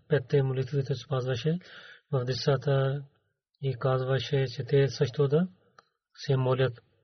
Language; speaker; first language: Bulgarian; non-native, learner; Urdu